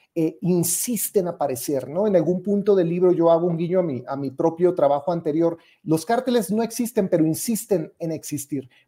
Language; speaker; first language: Spanish; native; Spanish